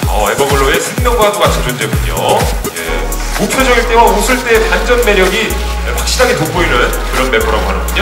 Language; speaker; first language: Korean; native; Korean